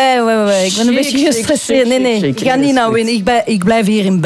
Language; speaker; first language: Dutch; non-native, local second language; French